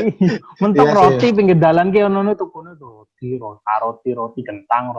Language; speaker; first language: Indonesian; native; Indonesian